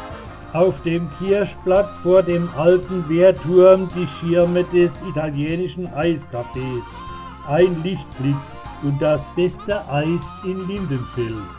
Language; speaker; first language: German; native; German